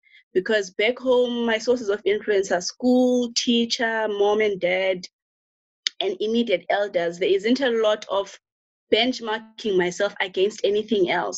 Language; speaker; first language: English; non-native, local second language; Xhosa